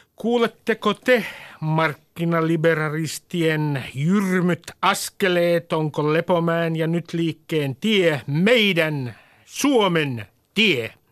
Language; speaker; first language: Finnish; native; Finnish